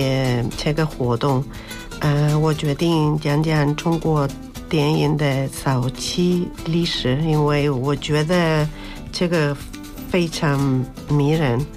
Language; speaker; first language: Chinese; non-native, learner; Spanish